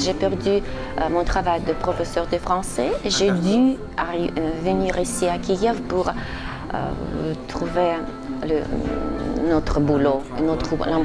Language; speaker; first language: French; non-native, fluent; Russian